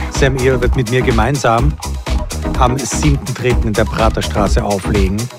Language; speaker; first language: German; native; German